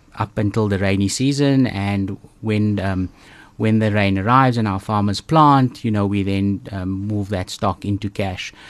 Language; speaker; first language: English; native; English